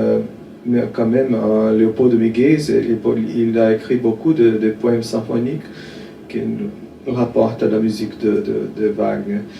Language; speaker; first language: French; non-native, fluent; Portuguese